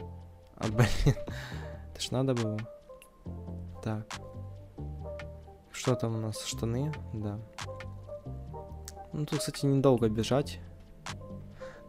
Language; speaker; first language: Russian; native; Russian